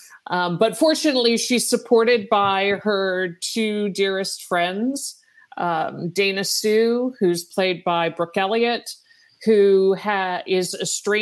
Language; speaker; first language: English; native; English